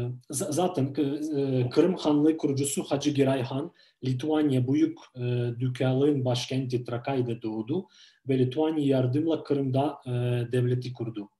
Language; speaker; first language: Turkish; non-native, fluent; Ukrainian